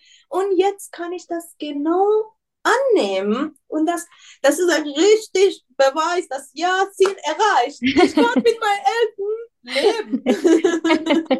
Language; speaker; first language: German; non-native, learner; Persian